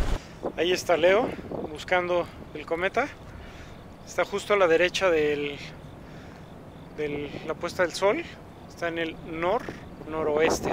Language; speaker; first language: Spanish; native; Spanish